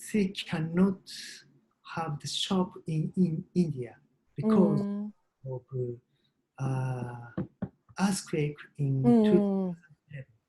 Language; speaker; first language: English; non-native, learner; Japanese